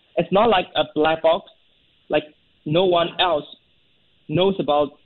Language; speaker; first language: English; non-native, fluent; Chinese